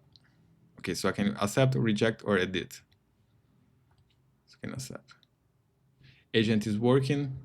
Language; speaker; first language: English; non-native, fluent; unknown